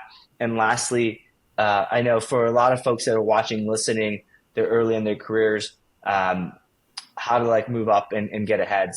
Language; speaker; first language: English; native; English